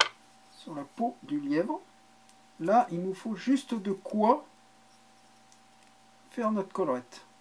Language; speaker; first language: French; native; French